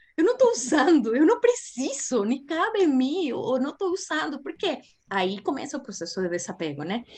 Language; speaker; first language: Portuguese; non-native, fluent; Spanish